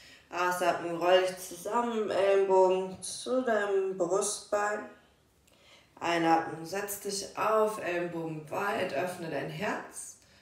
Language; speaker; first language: German; native; German